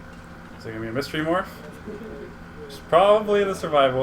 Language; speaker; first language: English; native; English